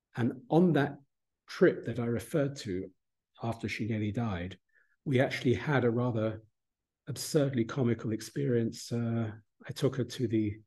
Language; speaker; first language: English; native; English